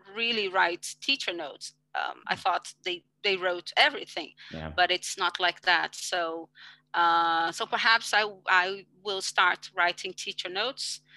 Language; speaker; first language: English; non-native, fluent; Portuguese